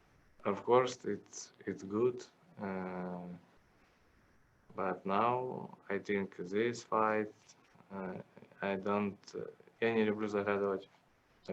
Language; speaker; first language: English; non-native, learner; Russian